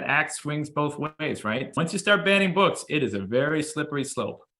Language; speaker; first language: English; native; English